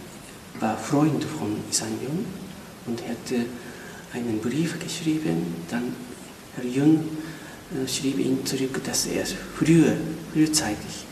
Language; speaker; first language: German; non-native, fluent; Japanese